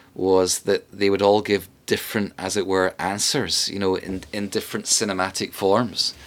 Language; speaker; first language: English; native; English